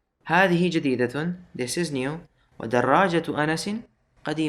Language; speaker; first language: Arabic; non-native, fluent; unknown